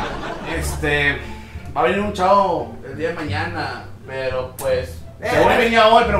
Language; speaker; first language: Spanish; native; Spanish